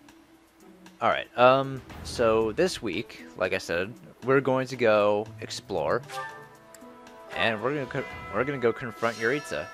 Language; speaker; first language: English; native; English